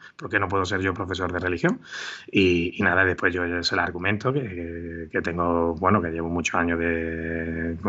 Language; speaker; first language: Spanish; native; Spanish